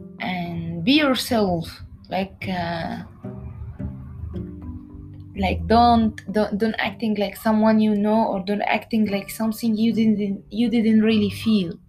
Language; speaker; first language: English; non-native, learner; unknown